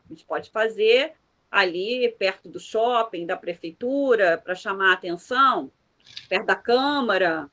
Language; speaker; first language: Portuguese; native; Portuguese